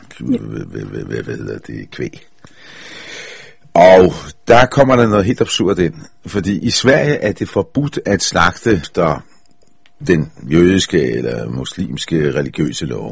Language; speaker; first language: Danish; non-native, fluent; Hebrew